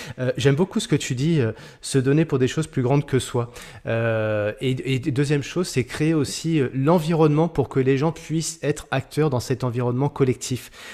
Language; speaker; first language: French; native; French